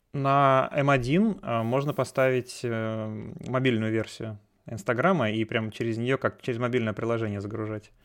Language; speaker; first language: Russian; native; Russian